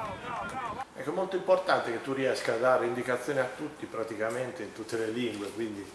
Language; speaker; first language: Italian; native; Italian